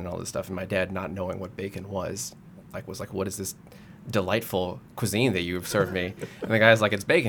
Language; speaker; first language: English; native; English